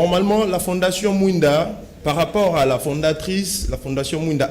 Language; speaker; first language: French; non-native, local second language; Lingala